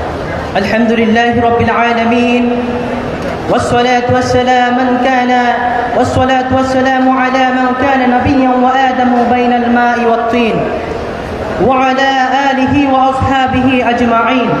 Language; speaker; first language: Arabic; non-native, learner; Bangla